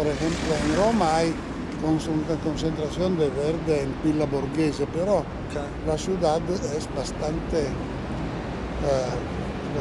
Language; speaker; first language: Spanish; non-native, fluent; Italian